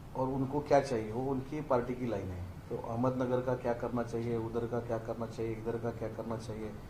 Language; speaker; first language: Hindi; non-native, local second language; Marathi